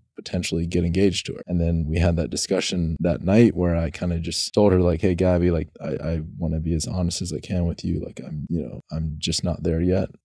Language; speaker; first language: English; native; English